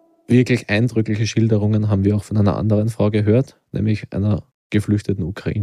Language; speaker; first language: German; native; German